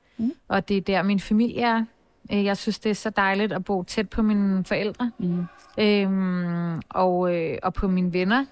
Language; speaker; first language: Danish; native; Danish